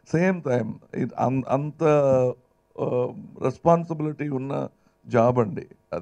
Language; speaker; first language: Telugu; non-native, fluent; Tamil